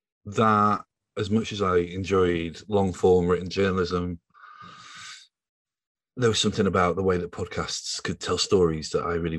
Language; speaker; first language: English; native; English